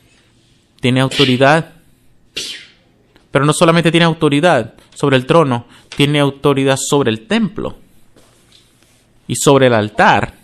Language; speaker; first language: Spanish; non-native, fluent; English